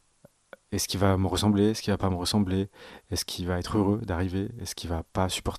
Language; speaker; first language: French; native; French